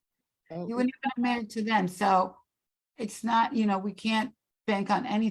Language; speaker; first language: English; native; English